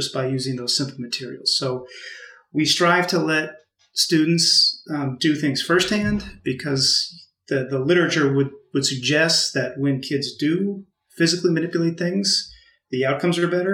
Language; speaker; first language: English; native; English